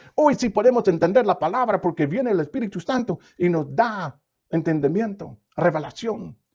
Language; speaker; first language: Spanish; non-native, fluent; English